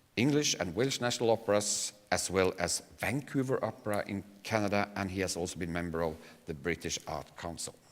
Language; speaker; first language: English; non-native, fluent; Norwegian